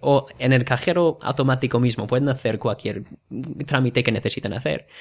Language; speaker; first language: Spanish; non-native, fluent; English